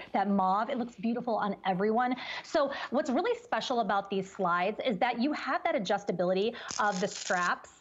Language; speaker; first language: English; native; English